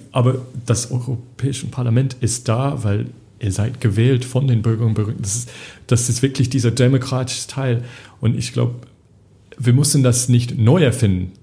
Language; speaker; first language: German; non-native, fluent; English